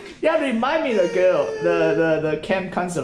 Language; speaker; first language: English; non-native, learner; Chinese